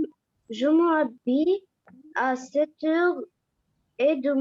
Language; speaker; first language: French; non-native, learner; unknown